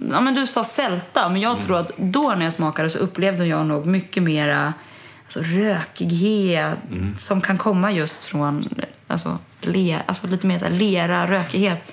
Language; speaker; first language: Swedish; early bilingual, other home language; German